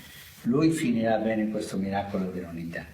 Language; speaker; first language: Italian; non-native, fluent; Spanish